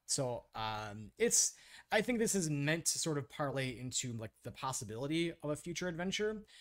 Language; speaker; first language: English; native; English